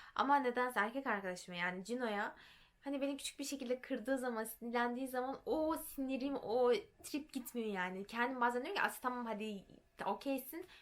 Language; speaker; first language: Turkish; early bilingual, heritage; Turkish